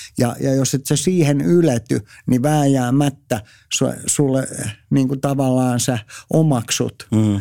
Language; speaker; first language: Finnish; native; Finnish